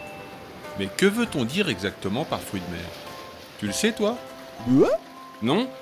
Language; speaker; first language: French; native; French